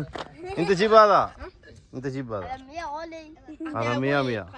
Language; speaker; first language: Arabic; non-native, learner; Malayalam